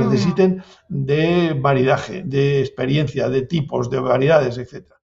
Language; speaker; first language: Spanish; native; Spanish